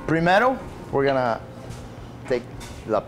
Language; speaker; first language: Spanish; non-native, learner; English